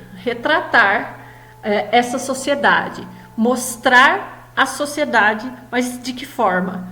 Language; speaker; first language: Portuguese; native; Portuguese